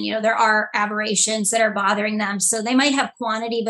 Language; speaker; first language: English; native; English